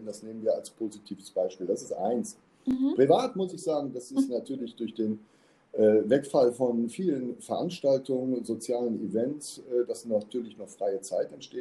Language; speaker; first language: German; native; German